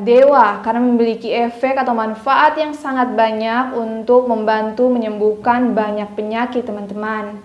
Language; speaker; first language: Indonesian; native; Indonesian